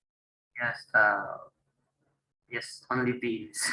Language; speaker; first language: English; non-native, learner; Indonesian